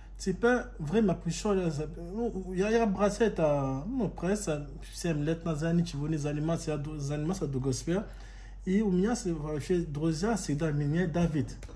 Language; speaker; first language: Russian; non-native, learner; Lingala